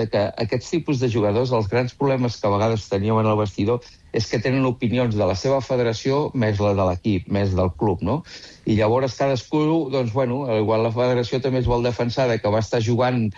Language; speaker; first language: Catalan; native; Catalan